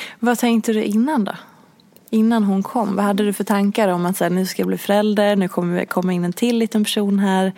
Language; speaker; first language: Swedish; native; Swedish